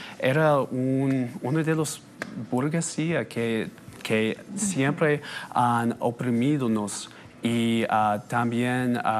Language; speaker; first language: Spanish; non-native, fluent; English